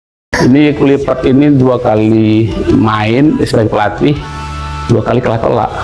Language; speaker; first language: Indonesian; native; Indonesian